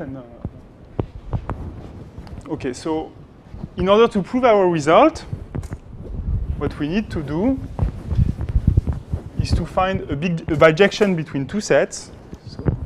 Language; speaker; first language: English; non-native, fluent; French